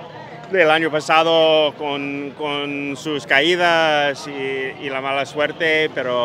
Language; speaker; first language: Spanish; non-native, fluent; English